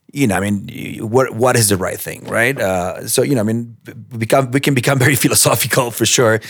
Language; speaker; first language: English; non-native, fluent; Spanish